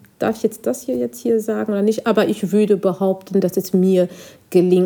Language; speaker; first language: German; non-native, fluent; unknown